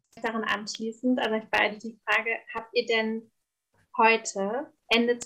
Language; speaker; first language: German; native; German